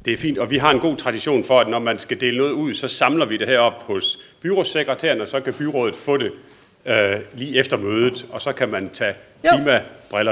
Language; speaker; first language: Danish; native; Danish